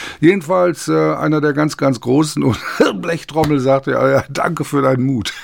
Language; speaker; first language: German; native; German